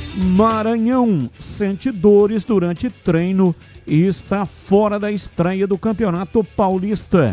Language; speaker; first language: Portuguese; native; Portuguese